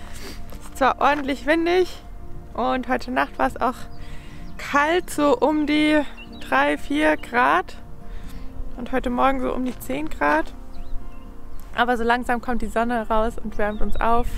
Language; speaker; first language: German; native; German